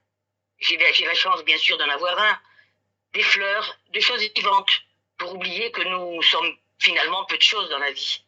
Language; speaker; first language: French; native; French